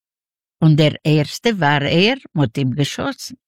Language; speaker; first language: German; non-native, learner; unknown